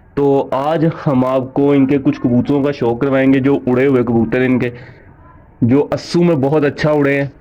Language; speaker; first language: Hindi; non-native, local second language; Punjabi